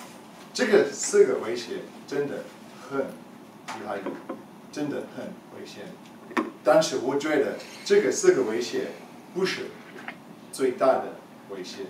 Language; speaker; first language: Chinese; non-native, learner; English